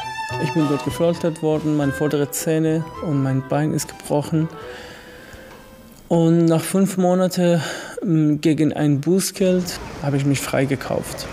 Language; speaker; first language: German; non-native, fluent; Persian